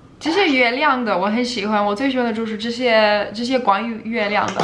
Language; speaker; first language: Chinese; non-native, fluent; English